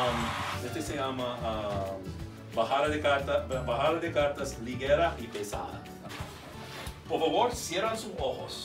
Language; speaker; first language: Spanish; non-native, learner; English